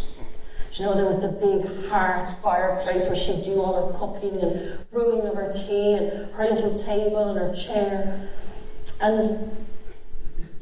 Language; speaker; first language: English; native; English